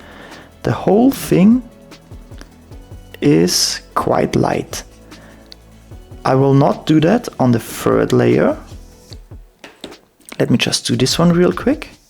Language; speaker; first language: English; non-native, fluent; German